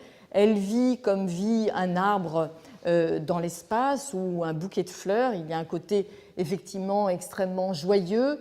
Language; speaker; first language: French; native; French